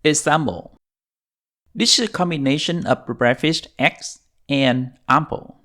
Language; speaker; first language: English; non-native, fluent; Vietnamese